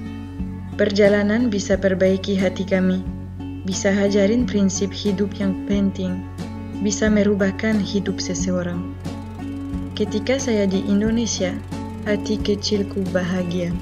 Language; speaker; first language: Indonesian; non-native, fluent; French